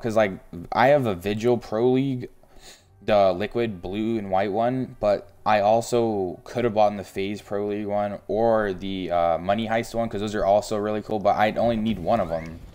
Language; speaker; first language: English; native; English